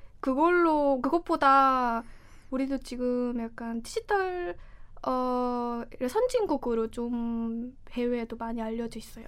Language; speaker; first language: Korean; non-native, fluent; Estonian